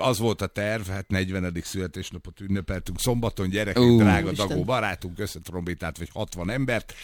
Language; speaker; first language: Hungarian; native; Hungarian